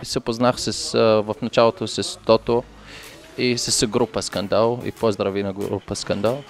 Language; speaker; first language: Bulgarian; non-native, learner; Arabic